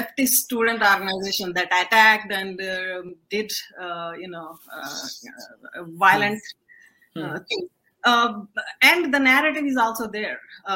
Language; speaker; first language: English; non-native, local second language; Telugu